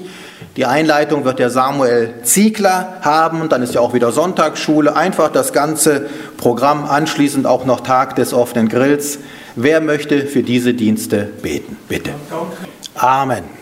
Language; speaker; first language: German; native; German